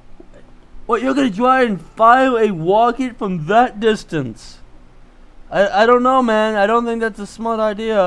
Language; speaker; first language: English; native; English